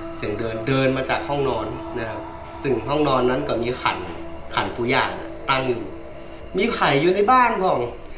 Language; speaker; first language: Thai; native; Thai